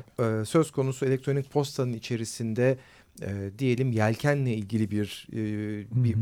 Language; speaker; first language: Turkish; native; Turkish